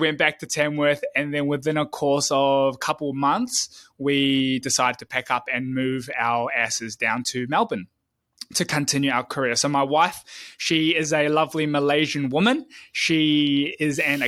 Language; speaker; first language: English; native; English